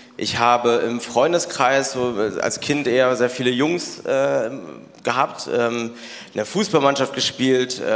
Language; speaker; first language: German; native; German